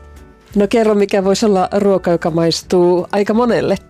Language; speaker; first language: Finnish; native; Finnish